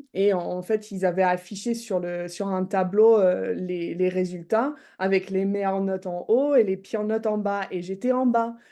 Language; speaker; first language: French; non-native, fluent; English